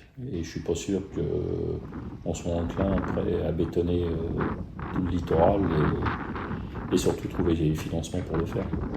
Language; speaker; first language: French; native; French